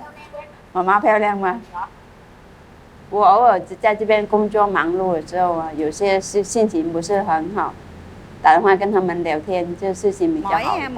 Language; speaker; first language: Chinese; non-native, fluent; Vietnamese